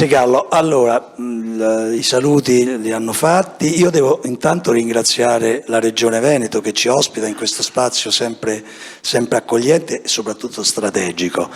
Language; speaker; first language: Italian; native; Italian